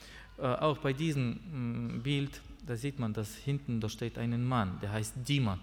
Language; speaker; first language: German; non-native, learner; Russian